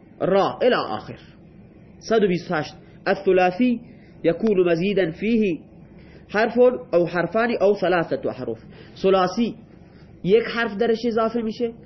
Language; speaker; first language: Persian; non-native, local second language; Baluchi